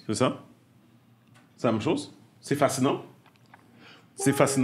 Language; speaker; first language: French; native; French